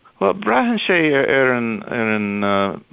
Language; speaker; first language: Irish; non-native, fluent; English